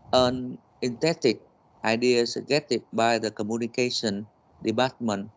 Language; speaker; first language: English; non-native, learner; Vietnamese